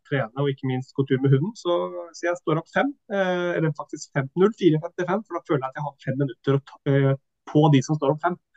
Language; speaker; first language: Norwegian; early bilingual, other home language; Swedish